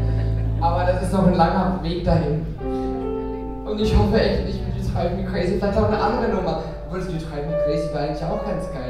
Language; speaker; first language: German; native; German